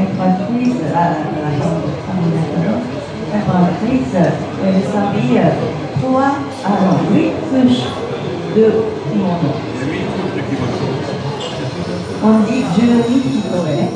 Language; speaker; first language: French; non-native, learner; Japanese